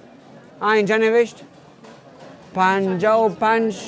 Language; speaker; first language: Persian; non-native, learner; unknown